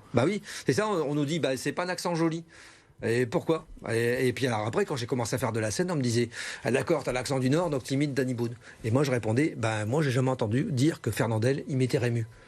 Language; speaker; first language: French; native; French